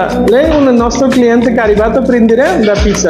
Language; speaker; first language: Italian; non-native, learner; Bangla